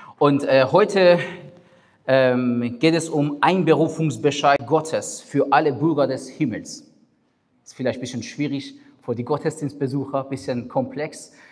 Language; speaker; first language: German; non-native, fluent; Persian